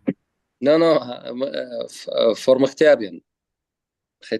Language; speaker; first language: English; non-native, learner; Arabic